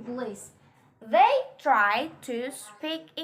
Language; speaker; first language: English; non-native, learner; Indonesian